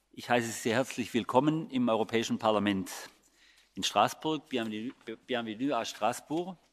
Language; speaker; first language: German; native; German